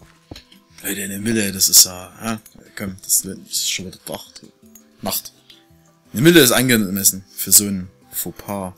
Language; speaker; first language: German; native; German